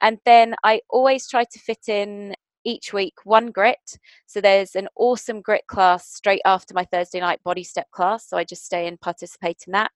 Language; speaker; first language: English; native; English